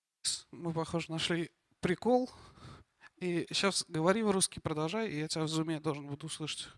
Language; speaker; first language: Russian; native; Russian